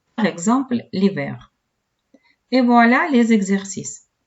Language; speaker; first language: French; non-native, fluent; Ukrainian